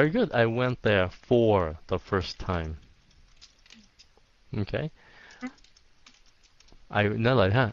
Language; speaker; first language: English; non-native, fluent; Vietnamese